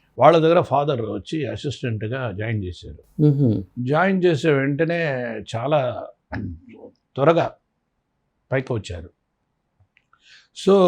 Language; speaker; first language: Telugu; non-native, fluent; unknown